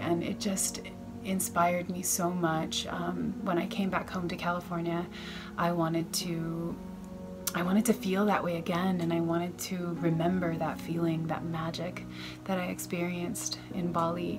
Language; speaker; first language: English; native; English